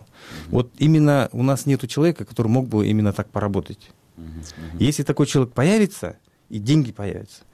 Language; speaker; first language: Russian; non-native, local second language; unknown